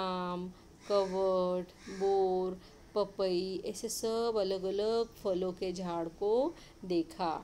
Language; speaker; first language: Hindi; non-native, local second language; Marathi